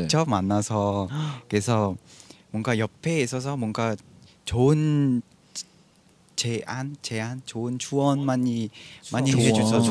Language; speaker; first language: Korean; non-native, learner; Vietnamese